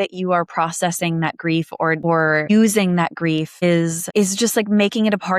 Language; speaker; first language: English; native; English